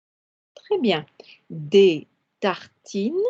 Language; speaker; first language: French; non-native, fluent; English